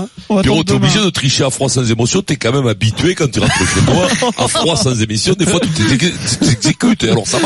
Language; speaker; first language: French; native; French